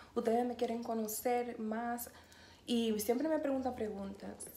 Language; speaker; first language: Spanish; early bilingual, other home language; English